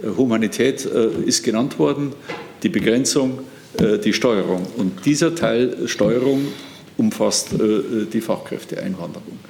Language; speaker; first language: German; native; German